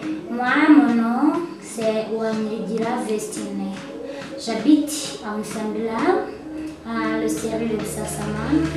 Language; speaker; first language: French; non-native, learner; Kinyarwanda